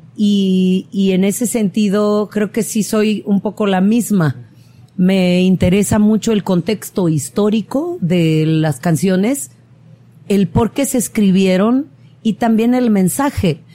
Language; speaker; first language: Spanish; native; Spanish